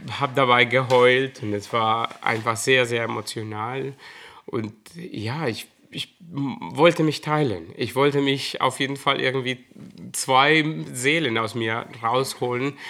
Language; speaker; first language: German; non-native, fluent; Spanish